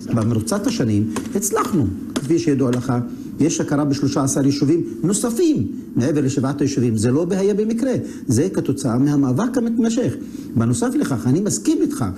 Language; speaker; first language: Hebrew; non-native, local second language; Arabic